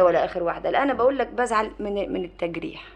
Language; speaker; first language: Arabic; native; Arabic